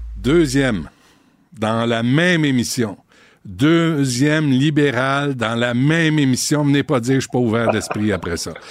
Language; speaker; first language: French; native; French